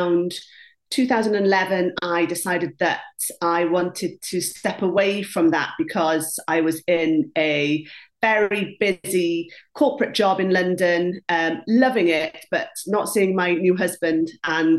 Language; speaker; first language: English; non-native, local second language; Welsh